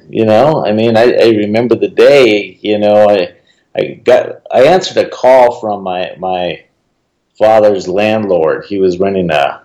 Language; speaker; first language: English; native; English